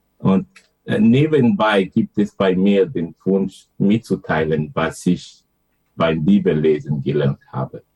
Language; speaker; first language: German; non-native, fluent; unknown